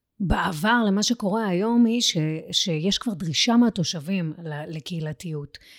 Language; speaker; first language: Hebrew; native; Hebrew